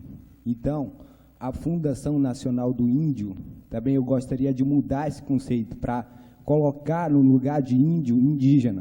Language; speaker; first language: Portuguese; non-native, local second language; Ticuna